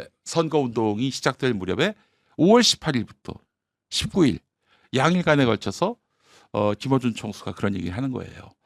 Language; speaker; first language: Korean; native; Korean